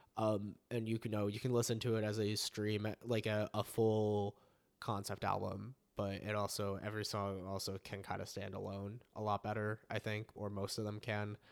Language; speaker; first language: English; native; English